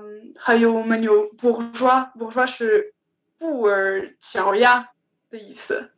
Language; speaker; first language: Chinese; non-native, learner; French